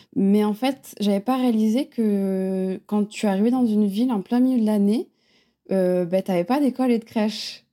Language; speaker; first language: French; native; French